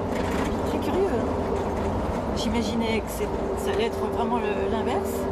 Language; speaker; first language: French; native; French